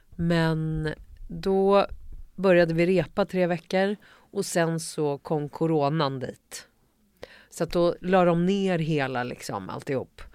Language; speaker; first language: Swedish; native; Swedish